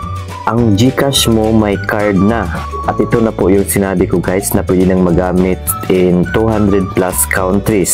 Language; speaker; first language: Filipino; native; Filipino